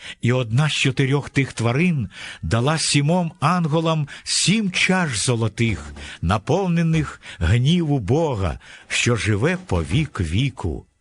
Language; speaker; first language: Ukrainian; native; Ukrainian